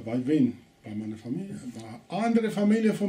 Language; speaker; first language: German; non-native, learner; Spanish